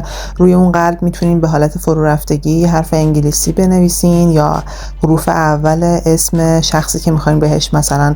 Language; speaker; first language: Persian; native; Persian